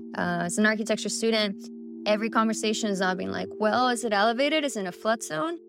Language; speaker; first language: English; early bilingual, other home language; Spanish